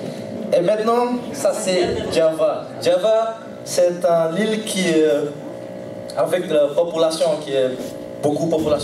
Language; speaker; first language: French; non-native, learner; Indonesian